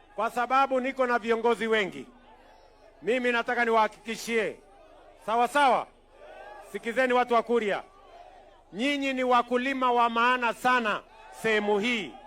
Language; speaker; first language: Swahili; non-native, local second language; Kalenjin